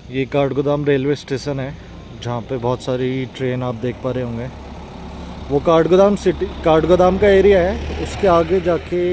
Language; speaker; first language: Hindi; native; Hindi